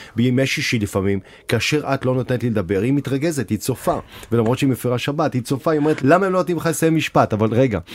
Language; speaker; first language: Hebrew; native; Hebrew